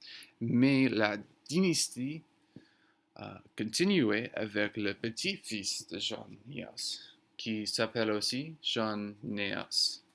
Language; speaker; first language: French; non-native, learner; English